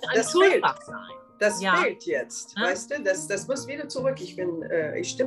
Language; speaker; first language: German; non-native, fluent; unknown